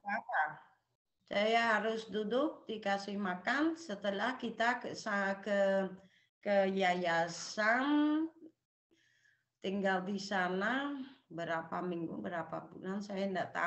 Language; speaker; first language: Indonesian; non-native, local second language; Javanese